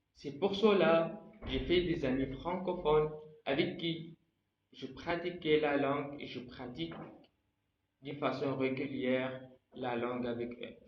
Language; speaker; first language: French; non-native, fluent; Arabic